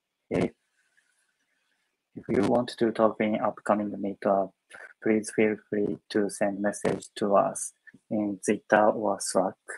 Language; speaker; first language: English; non-native, fluent; Japanese